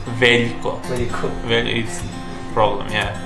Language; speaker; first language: English; non-native, learner; Serbian